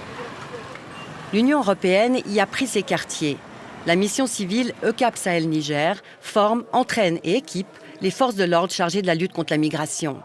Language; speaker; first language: French; native; French